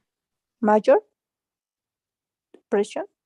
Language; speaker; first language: English; non-native, learner; Spanish